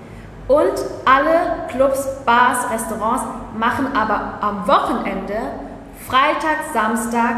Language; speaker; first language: German; early bilingual, other home language; Vietnamese